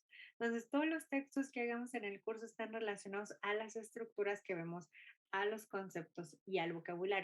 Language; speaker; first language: Spanish; non-native, fluent; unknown